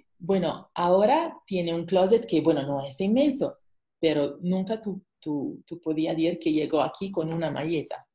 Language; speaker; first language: Spanish; non-native, fluent; Italian